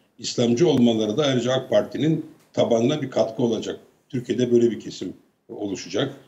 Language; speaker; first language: Turkish; native; Turkish